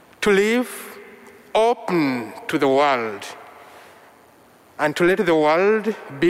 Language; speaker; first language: English; non-native, local second language; Ganda